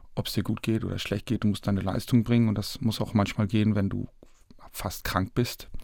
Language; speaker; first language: German; native; German